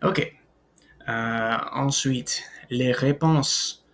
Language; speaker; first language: French; non-native, fluent; English